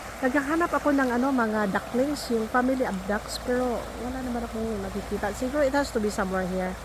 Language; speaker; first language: Filipino; non-native, local second language; Cebuano